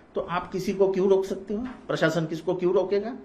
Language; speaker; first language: Hindi; non-native, local second language; Marathi